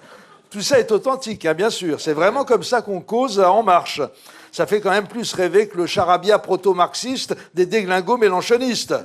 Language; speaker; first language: French; native; French